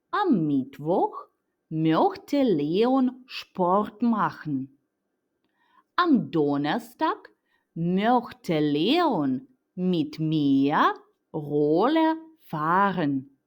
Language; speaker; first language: German; non-native, fluent; Ukrainian